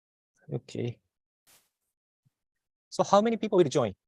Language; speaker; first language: English; non-native, fluent; Japanese